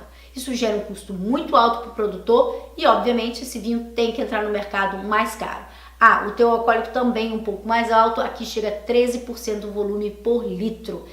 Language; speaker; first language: Portuguese; native; Portuguese